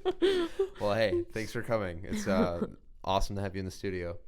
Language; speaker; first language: English; native; English